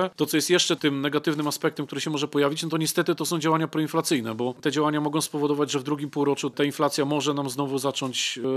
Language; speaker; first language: Polish; native; Polish